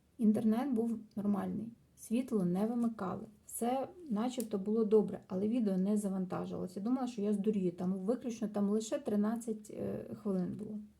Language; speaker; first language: Ukrainian; non-native, local second language; Russian